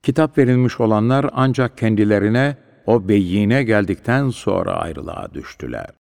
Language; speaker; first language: Turkish; native; Turkish